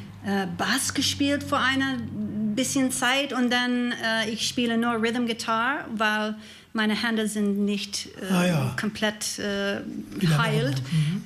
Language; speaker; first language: German; non-native, learner; English